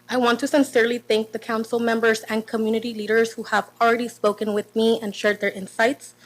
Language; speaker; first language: English; non-native, fluent; Spanish